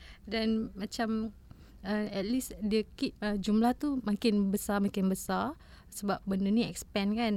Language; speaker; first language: English; non-native, local second language; Malay